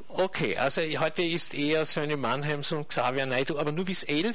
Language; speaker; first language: German; native; German